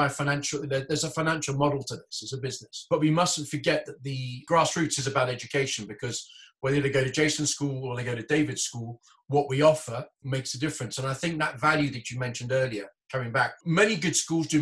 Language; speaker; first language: English; native; English